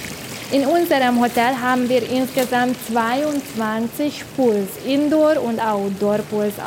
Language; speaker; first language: German; non-native, fluent; Hungarian